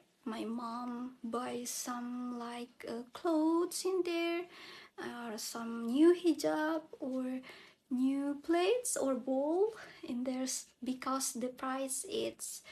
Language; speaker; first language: English; non-native, learner; Indonesian